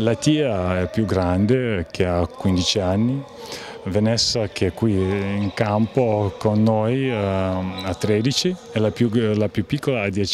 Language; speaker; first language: Italian; non-native, fluent; Lithuanian